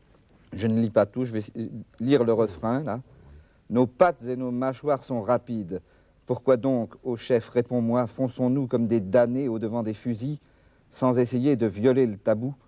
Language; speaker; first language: French; native; French